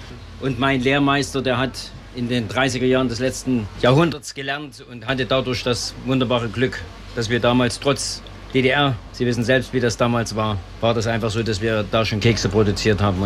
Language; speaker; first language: German; native; German